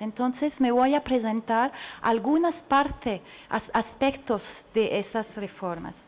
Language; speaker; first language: Spanish; non-native, learner; French